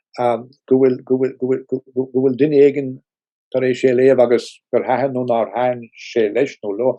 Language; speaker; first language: Irish; non-native, local second language; English